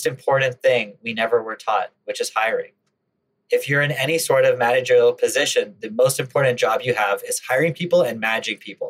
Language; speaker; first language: English; native; English